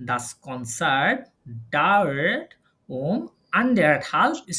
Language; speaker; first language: German; non-native, learner; Bangla